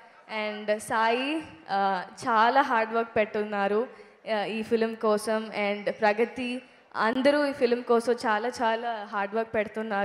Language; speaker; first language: Telugu; non-native, learner; Tamil